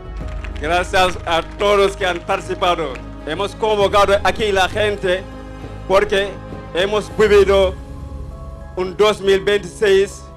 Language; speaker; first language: Spanish; non-native, fluent; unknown